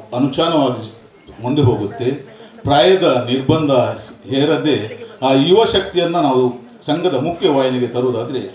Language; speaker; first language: Kannada; non-native, local second language; Tulu